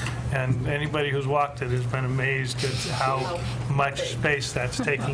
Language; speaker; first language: English; native; English